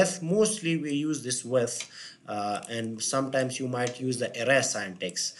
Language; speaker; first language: English; non-native, fluent; Persian